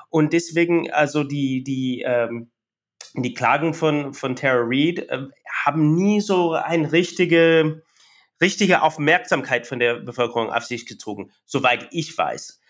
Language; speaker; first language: German; non-native, fluent; English